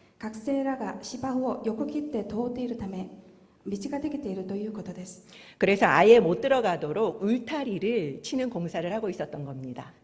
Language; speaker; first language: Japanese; non-native, fluent; Korean